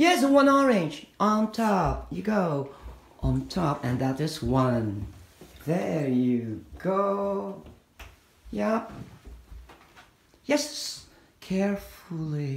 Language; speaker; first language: English; non-native, fluent; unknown